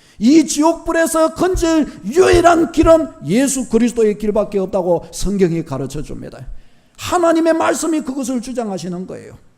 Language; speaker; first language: Korean; native; Korean